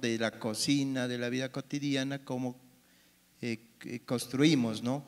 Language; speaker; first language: Spanish; native; Spanish